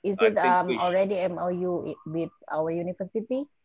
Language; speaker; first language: English; non-native, learner; Indonesian